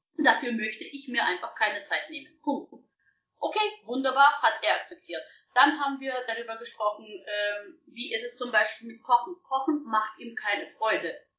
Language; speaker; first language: German; non-native, fluent; Russian